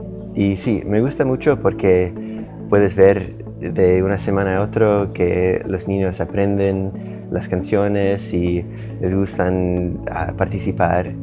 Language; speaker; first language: Spanish; non-native, fluent; English